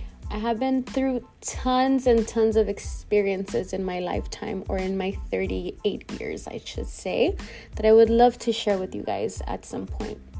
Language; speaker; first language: English; early bilingual, other home language; Spanish